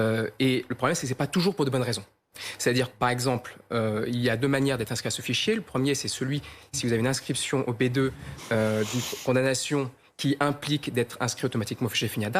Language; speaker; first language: French; native; French